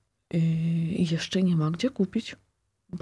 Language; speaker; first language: Polish; non-native, local second language; Ukrainian